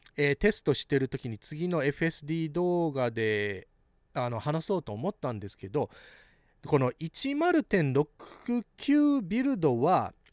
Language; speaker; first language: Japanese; early bilingual, heritage; Japanese